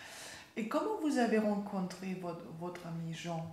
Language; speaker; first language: French; non-native, fluent; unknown